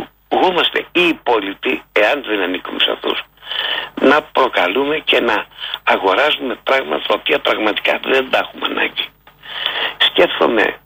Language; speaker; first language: Greek; native; Greek